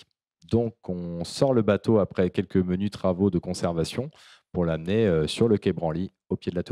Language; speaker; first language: French; native; French